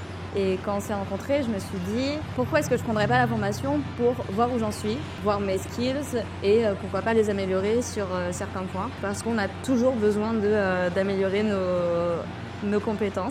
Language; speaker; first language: French; native; French